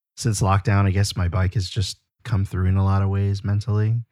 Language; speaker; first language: English; native; English